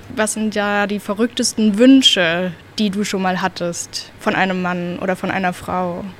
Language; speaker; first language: German; native; German